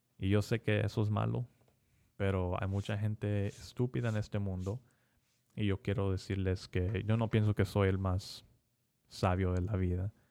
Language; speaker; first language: Spanish; early bilingual, heritage; Spanish